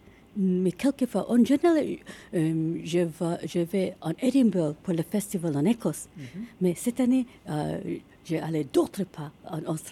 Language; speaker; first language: French; non-native, learner; Japanese